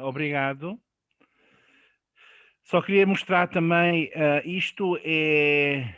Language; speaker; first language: Portuguese; non-native, fluent; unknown